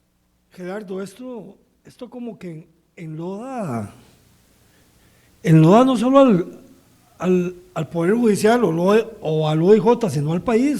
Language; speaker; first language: Spanish; native; Spanish